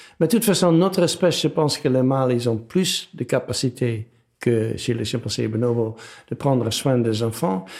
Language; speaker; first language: French; non-native, fluent; Dutch